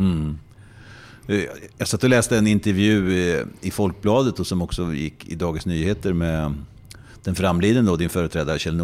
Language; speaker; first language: Swedish; native; Swedish